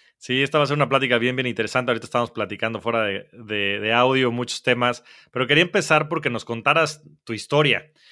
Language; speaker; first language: Spanish; native; Spanish